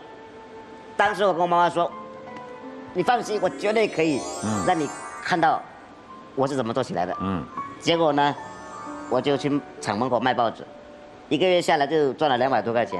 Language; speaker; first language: Chinese; native; Chinese